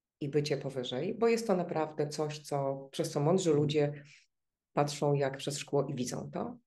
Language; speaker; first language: Polish; native; Polish